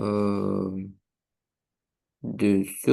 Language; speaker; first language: French; non-native, learner; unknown